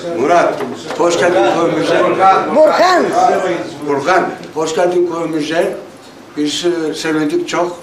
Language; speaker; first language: Turkish; early bilingual, heritage; Turkish